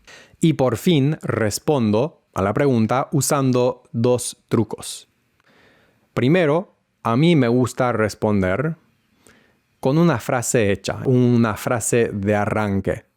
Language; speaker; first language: Spanish; non-native, fluent; English